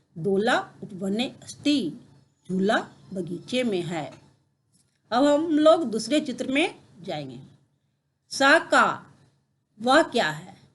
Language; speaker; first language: Hindi; native; Hindi